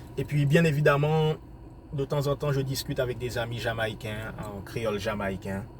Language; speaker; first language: French; native; French